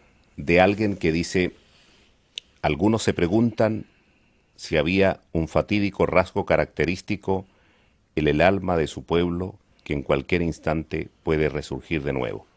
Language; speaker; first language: Spanish; native; Spanish